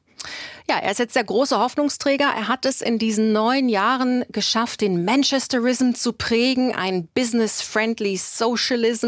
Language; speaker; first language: German; native; German